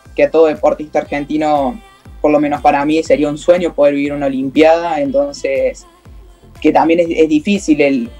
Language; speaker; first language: Spanish; native; Spanish